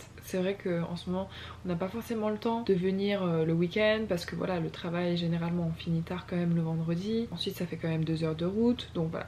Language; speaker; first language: French; native; French